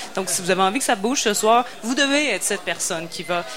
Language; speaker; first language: French; native; French